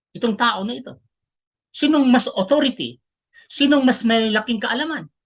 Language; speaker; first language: Filipino; non-native, local second language; Cebuano